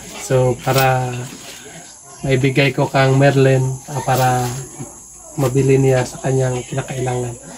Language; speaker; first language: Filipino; non-native, local second language; Cebuano